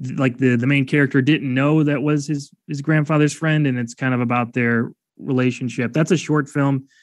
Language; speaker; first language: English; native; English